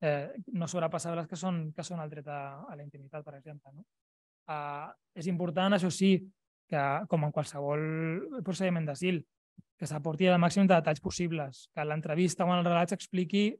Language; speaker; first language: Catalan; native; Catalan